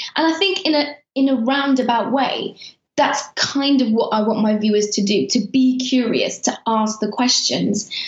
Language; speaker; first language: English; early bilingual, other home language; Persian